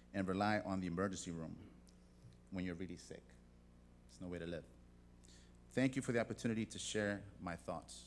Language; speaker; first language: English; native; English